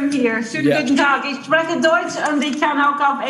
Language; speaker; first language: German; non-native, learner; English